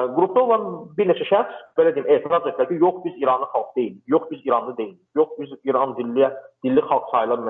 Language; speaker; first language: Azerbaijani; non-native, local second language; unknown